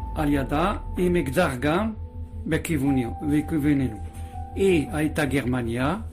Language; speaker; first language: Hebrew; non-native, fluent; French